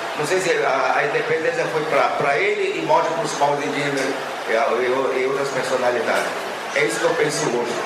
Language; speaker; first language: Portuguese; non-native, local second language; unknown